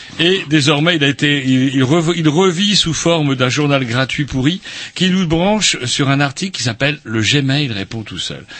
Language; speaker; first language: French; native; French